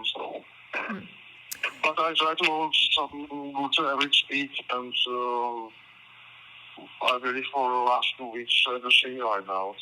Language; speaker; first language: English; non-native, learner; Czech